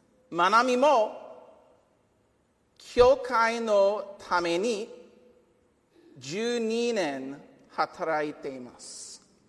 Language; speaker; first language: Japanese; non-native, learner; English